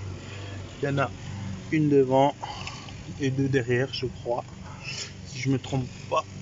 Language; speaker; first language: French; native; French